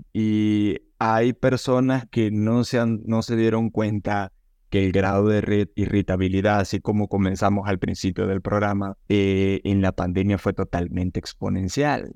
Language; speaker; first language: Spanish; native; Spanish